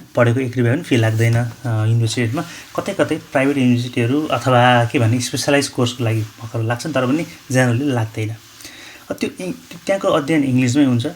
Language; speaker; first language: Nepali; native; Nepali